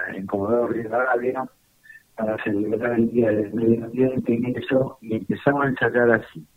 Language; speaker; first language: Spanish; native; Spanish